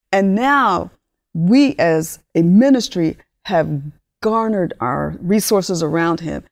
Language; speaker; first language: English; early bilingual, other home language; Spanish